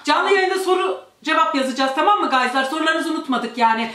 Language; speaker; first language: Turkish; native; Turkish